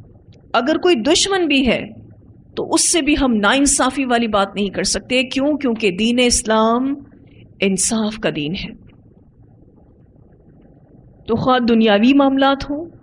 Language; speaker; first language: Urdu; native; Urdu